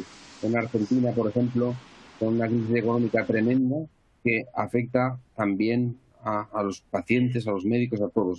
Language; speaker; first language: Spanish; native; Spanish